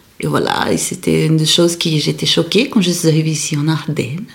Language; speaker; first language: French; non-native, fluent; Portuguese